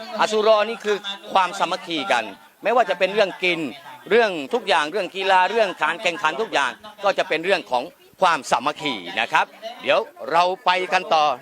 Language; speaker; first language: Thai; non-native, local second language; Malay